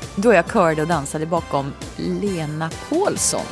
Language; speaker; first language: Swedish; native; Swedish